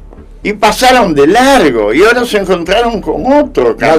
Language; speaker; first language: Spanish; native; Spanish